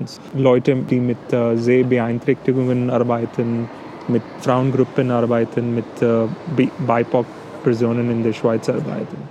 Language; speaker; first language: German; non-native, fluent; English